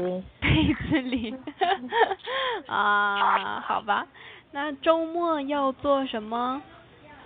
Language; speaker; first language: Chinese; non-native, fluent; Korean